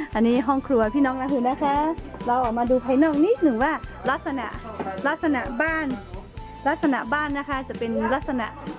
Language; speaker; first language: Thai; non-native, local second language; Lahu